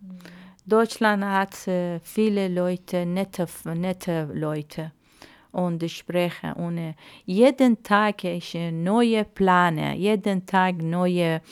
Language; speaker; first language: German; non-native, learner; Arabic